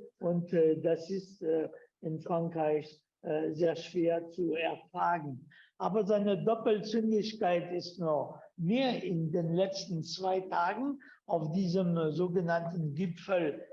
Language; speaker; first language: German; non-native, fluent; French